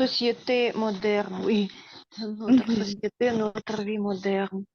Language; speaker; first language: French; non-native, learner; Russian